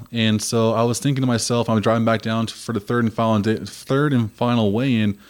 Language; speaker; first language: English; native; English